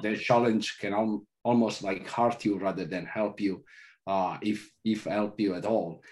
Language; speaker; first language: English; non-native, fluent; Italian